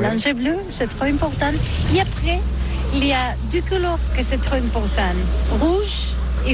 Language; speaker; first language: French; non-native, learner; Catalan